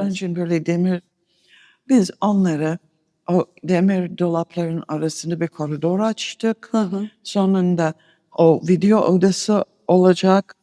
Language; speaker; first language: Turkish; non-native, fluent; English